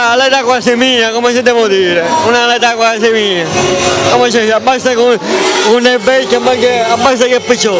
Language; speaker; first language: Italian; non-native, local second language; Sicilian